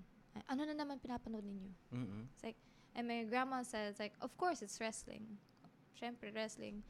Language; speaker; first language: English; non-native, local second language; Filipino